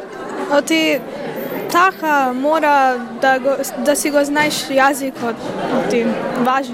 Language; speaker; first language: Macedonian; early bilingual, heritage; Macedonian